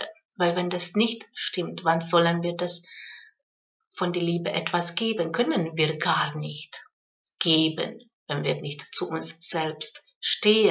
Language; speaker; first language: German; non-native, fluent; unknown